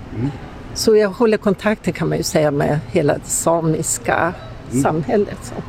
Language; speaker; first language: Swedish; native; Swedish